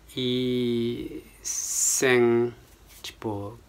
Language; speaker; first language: Portuguese; non-native, fluent; Japanese